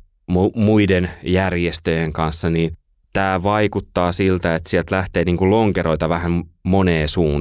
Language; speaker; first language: Finnish; native; Finnish